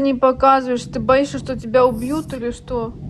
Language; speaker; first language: Russian; native; Russian